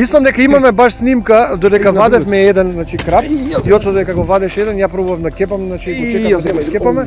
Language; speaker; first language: Macedonian; native; Macedonian